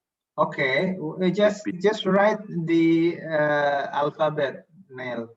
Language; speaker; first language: English; non-native, fluent; Indonesian